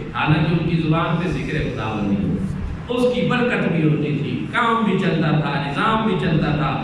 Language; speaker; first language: Urdu; non-native, local second language; Punjabi